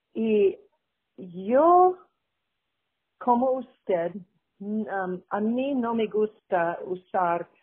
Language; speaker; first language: Spanish; non-native, learner; English